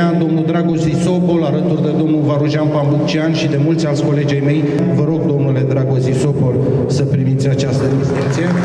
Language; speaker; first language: Romanian; native; Romanian